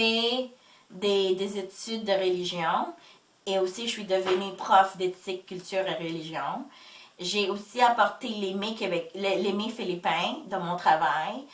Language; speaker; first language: French; early bilingual, other home language; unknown